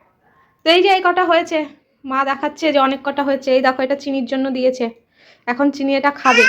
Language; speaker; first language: Bangla; native; Bangla